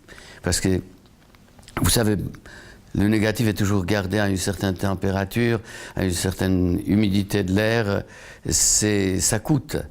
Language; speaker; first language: French; non-native, fluent; Polish